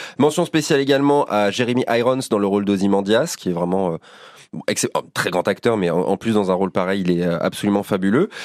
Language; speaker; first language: French; native; French